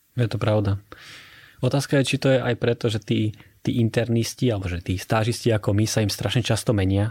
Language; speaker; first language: Slovak; native; Slovak